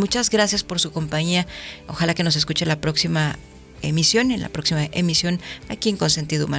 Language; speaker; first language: Spanish; native; Spanish